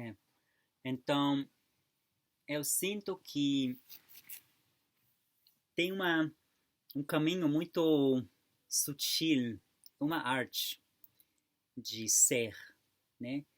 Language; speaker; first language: Portuguese; non-native, fluent; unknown